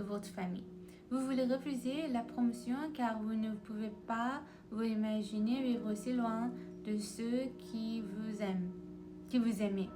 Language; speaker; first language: French; non-native, learner; Persian